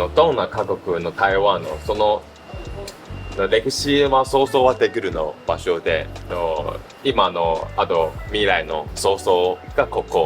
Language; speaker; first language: Japanese; non-native, learner; Chinese